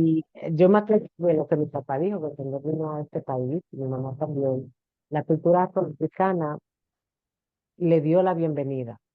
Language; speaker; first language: Spanish; early bilingual, heritage; Spanish